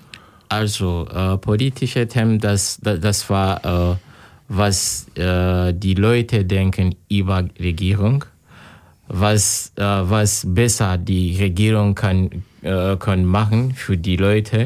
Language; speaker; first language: German; non-native, learner; Kinyarwanda